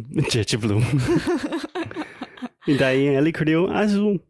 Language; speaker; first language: Portuguese; non-native, fluent; English